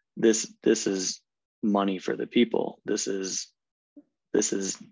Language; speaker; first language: English; native; English